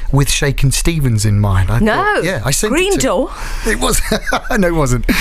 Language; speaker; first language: English; native; English